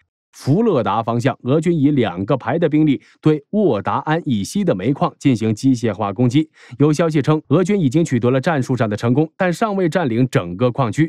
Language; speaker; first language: Chinese; native; Chinese